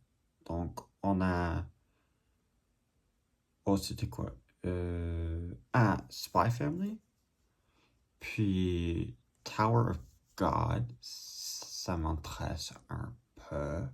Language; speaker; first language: French; non-native, learner; English